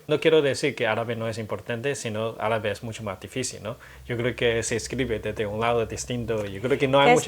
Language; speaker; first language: Spanish; non-native, fluent; Chinese